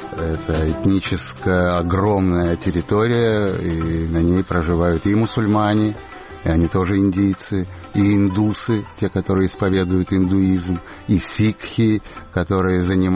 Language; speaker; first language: Russian; native; Russian